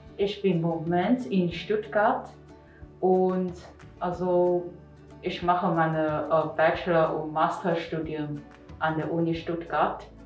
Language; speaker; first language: German; non-native, learner; Chinese